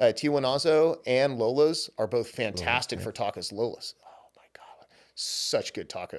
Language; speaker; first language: English; native; English